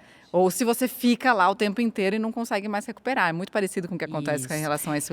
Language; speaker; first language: Portuguese; native; Portuguese